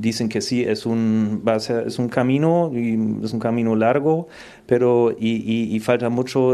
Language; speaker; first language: Spanish; non-native, fluent; German